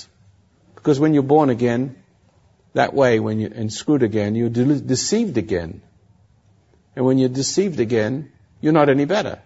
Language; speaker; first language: English; native; English